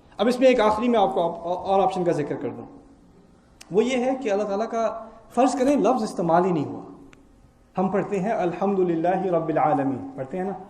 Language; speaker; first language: Urdu; early bilingual, heritage; Urdu